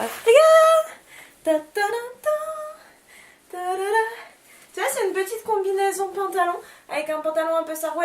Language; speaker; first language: French; native; French